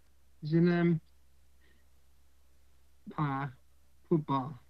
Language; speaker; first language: French; non-native, learner; English